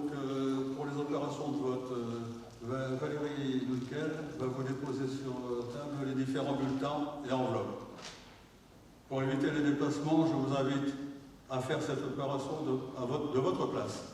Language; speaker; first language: French; native; French